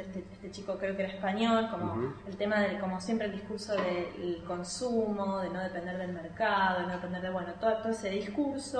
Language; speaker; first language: Spanish; native; Spanish